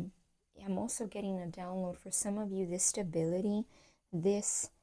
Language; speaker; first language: English; native; English